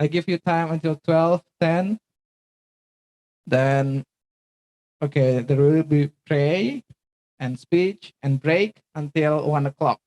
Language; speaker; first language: English; non-native, fluent; Indonesian